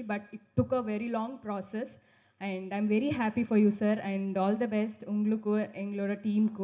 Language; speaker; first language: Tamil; non-native, local second language; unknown